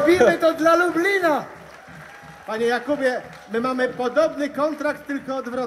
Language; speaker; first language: Polish; native; Polish